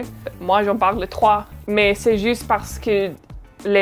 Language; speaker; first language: French; non-native, fluent; English